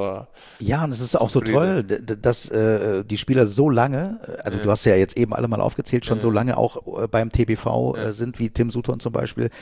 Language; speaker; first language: German; native; German